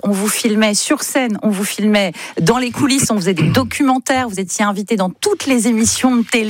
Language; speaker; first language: French; native; French